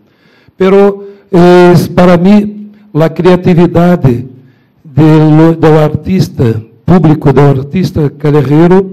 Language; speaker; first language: Spanish; non-native, fluent; Portuguese